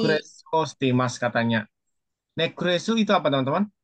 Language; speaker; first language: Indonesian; native; Indonesian